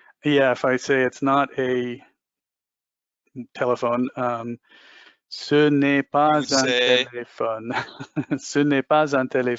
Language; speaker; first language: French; non-native, learner; English